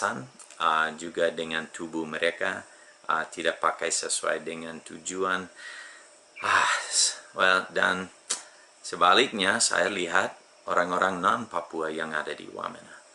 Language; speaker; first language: Indonesian; non-native, fluent; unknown